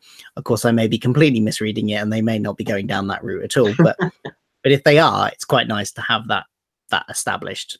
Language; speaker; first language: English; native; English